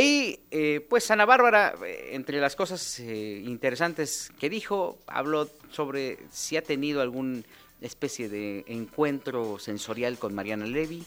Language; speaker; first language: Spanish; native; Spanish